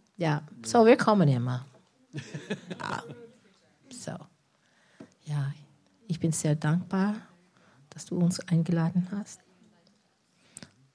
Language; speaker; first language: German; non-native, learner; English